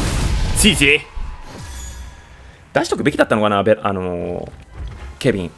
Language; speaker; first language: Japanese; native; Japanese